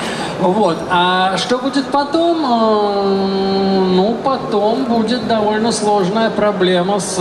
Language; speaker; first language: Russian; native; Russian